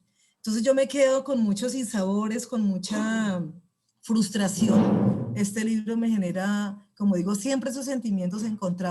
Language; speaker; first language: Spanish; native; Spanish